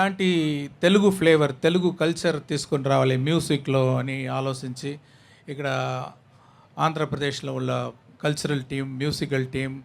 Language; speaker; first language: Telugu; non-native, learner; Tamil